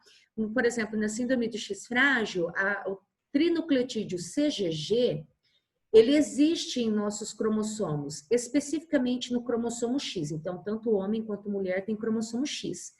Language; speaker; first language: Portuguese; native; Portuguese